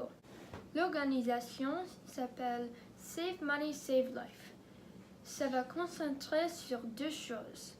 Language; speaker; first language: French; non-native, learner; English